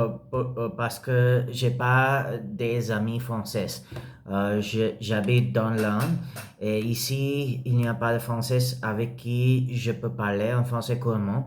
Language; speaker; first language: French; non-native, learner; English